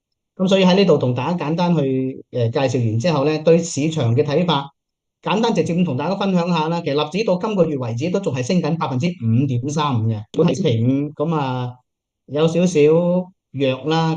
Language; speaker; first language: Cantonese; native; Cantonese